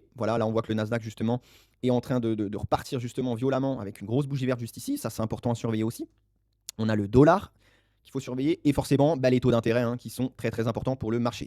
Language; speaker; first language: French; native; French